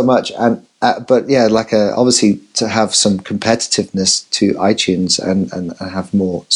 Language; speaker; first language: English; native; English